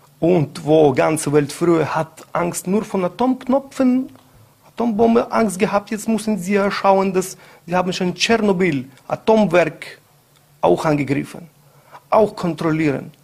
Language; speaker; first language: German; non-native, learner; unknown